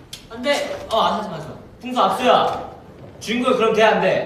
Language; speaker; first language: Korean; native; Korean